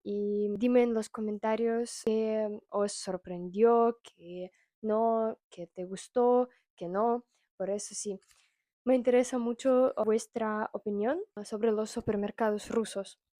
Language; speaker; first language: Spanish; non-native, fluent; Russian